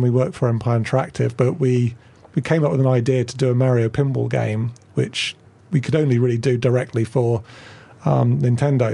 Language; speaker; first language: English; native; English